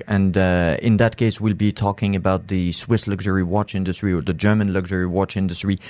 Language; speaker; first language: English; non-native, fluent; French